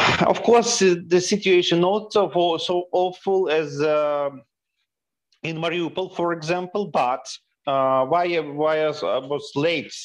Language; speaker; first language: English; non-native, fluent; Ukrainian